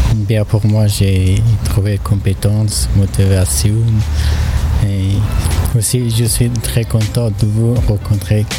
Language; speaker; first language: French; non-native, learner; Persian